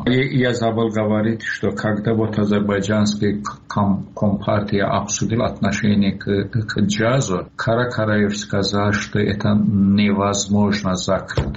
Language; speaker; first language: Russian; non-native, local second language; Azerbaijani